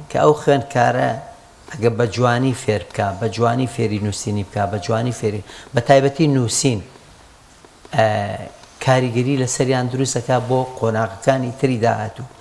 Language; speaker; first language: Central Kurdish; non-native, local second language; Gurani